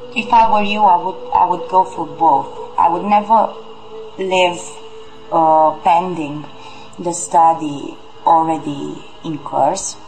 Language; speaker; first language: English; non-native, fluent; Romanian